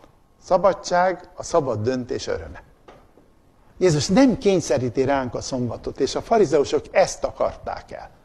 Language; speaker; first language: Hungarian; native; Hungarian